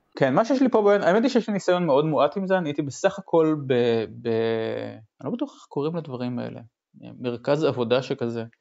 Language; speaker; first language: Hebrew; native; Hebrew